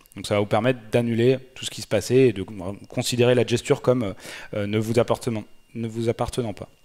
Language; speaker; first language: French; native; French